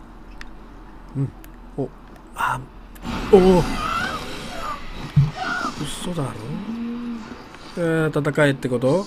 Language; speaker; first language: Japanese; native; Japanese